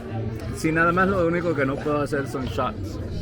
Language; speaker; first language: Spanish; early bilingual, heritage; English